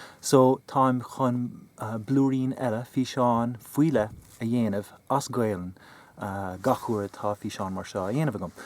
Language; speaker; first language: Irish; non-native, local second language; English